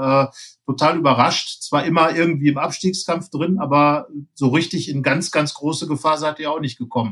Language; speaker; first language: German; native; German